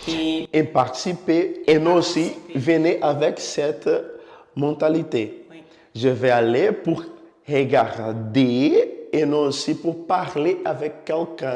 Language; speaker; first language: French; non-native, fluent; Portuguese